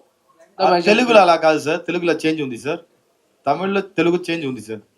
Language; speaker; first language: Telugu; non-native, learner; Tamil